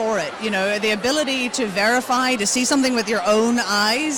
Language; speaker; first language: English; native; English